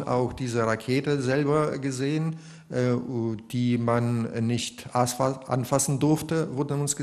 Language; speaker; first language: German; non-native, fluent; Russian